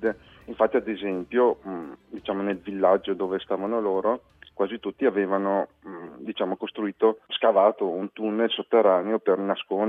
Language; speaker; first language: Italian; early bilingual, other home language; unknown